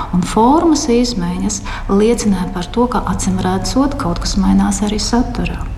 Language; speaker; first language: Latvian; non-native, local second language; Russian